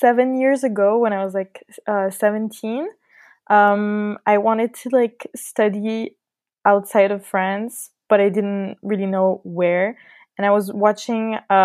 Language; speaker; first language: English; non-native, fluent; French